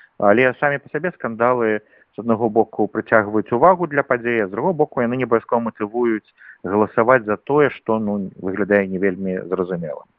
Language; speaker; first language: Belarusian; native; Belarusian